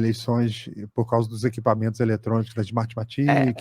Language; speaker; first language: Portuguese; native; Portuguese